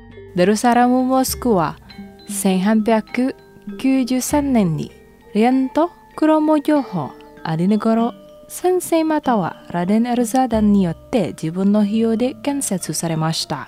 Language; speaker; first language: Japanese; non-native, fluent; Indonesian